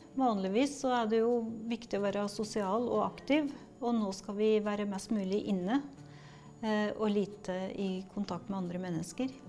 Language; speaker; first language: Norwegian; native; Norwegian